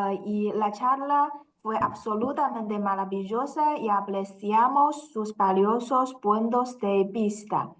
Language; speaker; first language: Spanish; non-native, fluent; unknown